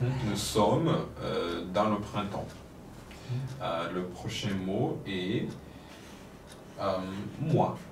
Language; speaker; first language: French; non-native, fluent; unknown